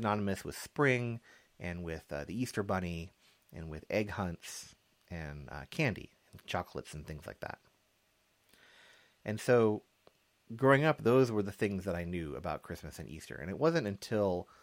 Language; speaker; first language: English; native; English